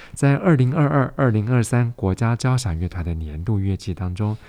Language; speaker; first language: Chinese; non-native, local second language; Amis